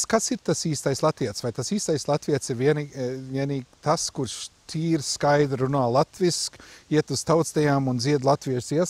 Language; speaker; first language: Latvian; early bilingual, heritage; Latvian